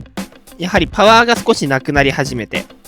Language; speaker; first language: Japanese; native; Japanese